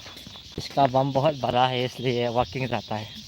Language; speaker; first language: Hindi; non-native, local second language; Thado Chin